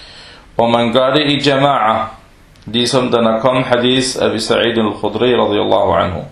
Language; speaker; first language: Danish; early bilingual, other home language; Arabic